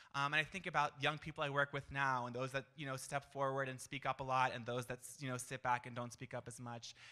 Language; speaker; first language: English; native; English